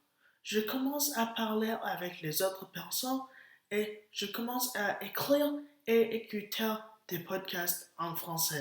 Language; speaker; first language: French; non-native, learner; English